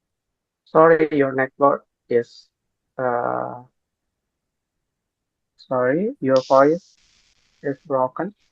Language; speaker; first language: English; non-native, learner; Indonesian